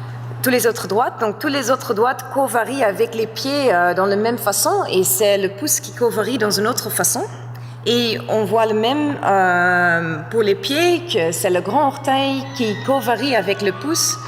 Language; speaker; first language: French; non-native, fluent; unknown